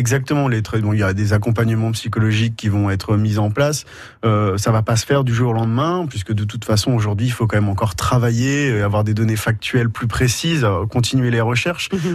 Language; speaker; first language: French; native; French